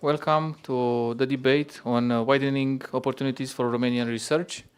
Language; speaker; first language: English; non-native, fluent; Romanian